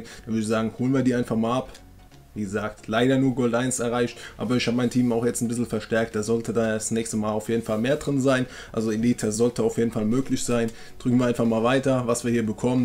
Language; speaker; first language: German; native; German